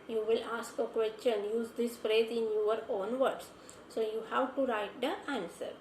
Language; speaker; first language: English; non-native, local second language; Marathi